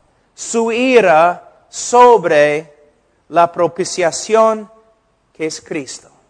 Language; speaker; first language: Spanish; non-native, fluent; English